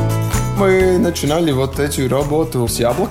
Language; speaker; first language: Russian; non-native, local second language; Latvian